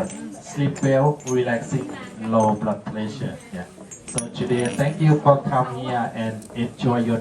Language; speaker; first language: English; non-native, learner; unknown